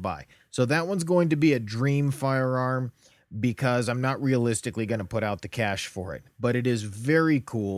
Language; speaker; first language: English; native; English